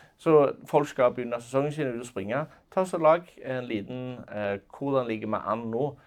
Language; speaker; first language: Norwegian; native; Norwegian